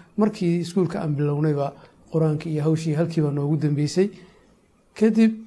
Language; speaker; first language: Somali; native; Somali